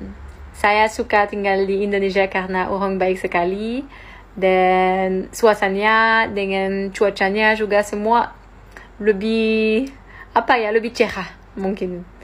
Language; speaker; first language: Indonesian; non-native, fluent; French